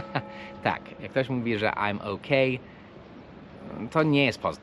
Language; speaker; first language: Polish; non-native, fluent; English